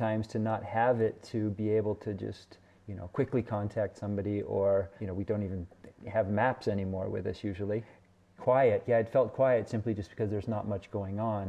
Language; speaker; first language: English; native; English